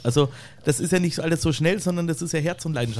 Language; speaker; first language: German; native; German